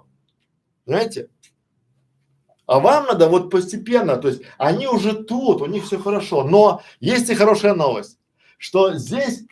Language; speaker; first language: Russian; native; Russian